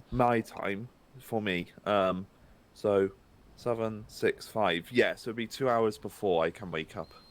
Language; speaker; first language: English; native; English